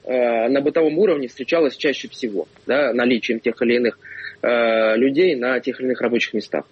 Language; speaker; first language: Russian; native; Russian